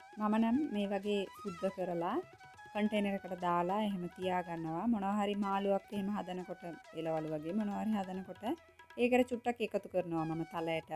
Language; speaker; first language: Sinhala; non-native, local second language; Tamil